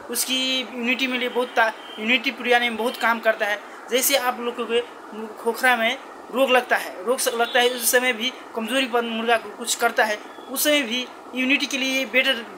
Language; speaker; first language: Hindi; non-native, local second language; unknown